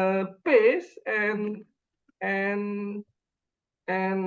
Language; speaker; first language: English; non-native, learner; Indonesian